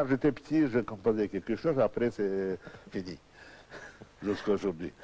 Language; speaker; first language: French; non-native, learner; Russian